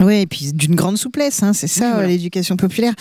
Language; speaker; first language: French; native; French